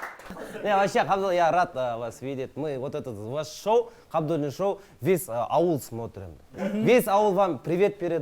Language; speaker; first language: Russian; non-native, local second language; Kazakh